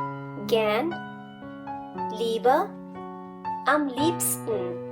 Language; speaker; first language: German; non-native, fluent; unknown